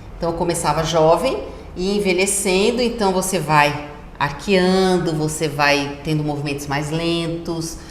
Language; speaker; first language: Portuguese; native; Portuguese